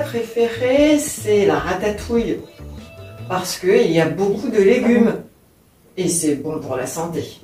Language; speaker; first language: French; non-native, learner; Thai